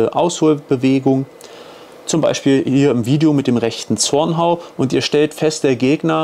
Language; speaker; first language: German; native; German